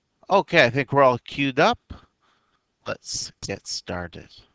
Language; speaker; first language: English; native; English